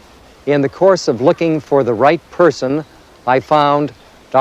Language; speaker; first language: English; native; English